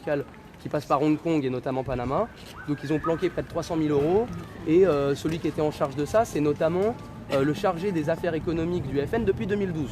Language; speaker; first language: French; native; French